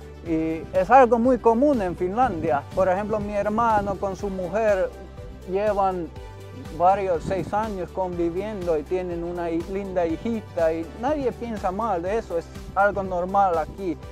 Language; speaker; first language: Spanish; non-native, fluent; Finnish